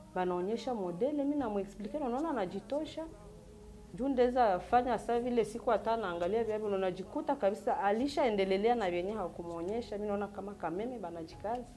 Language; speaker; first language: Swahili; native; Swahili